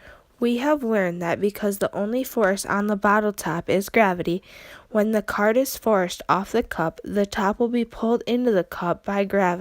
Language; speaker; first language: English; native; English